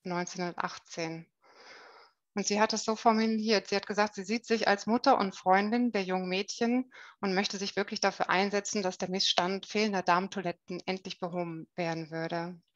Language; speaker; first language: German; native; German